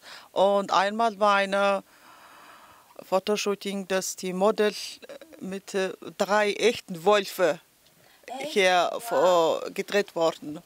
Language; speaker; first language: German; non-native, learner; Mongolian